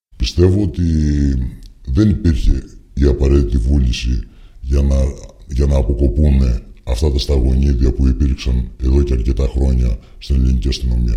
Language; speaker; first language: Greek; native; Greek